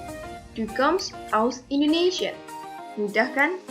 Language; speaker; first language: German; non-native, fluent; Indonesian